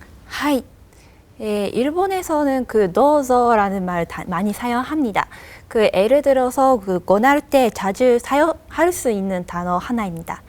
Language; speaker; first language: Korean; non-native, fluent; Japanese